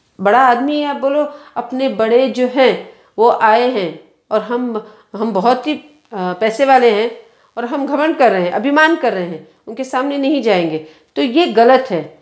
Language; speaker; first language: Hindi; non-native, local second language; Kannada